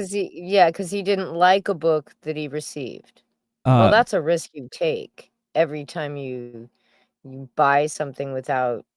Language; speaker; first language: English; native; English